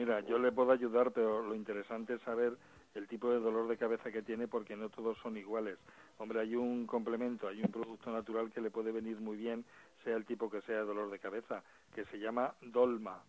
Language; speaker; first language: Spanish; native; Spanish